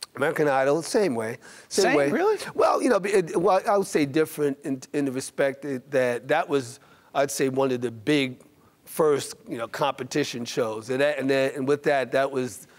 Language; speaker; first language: English; native; English